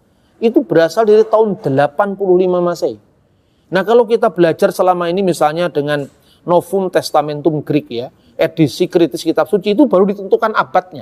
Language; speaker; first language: Indonesian; native; Indonesian